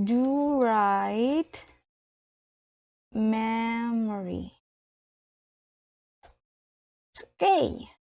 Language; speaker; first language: English; non-native, learner; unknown